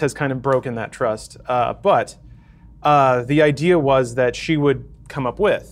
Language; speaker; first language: English; native; English